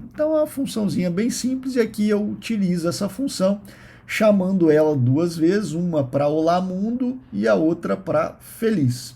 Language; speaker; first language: Portuguese; native; Portuguese